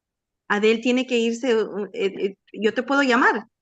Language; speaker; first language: Spanish; native; Spanish